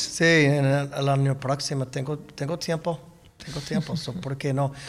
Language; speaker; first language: Spanish; non-native, learner; English